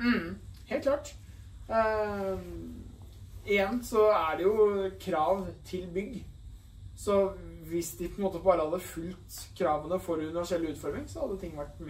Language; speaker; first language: Norwegian; native; Norwegian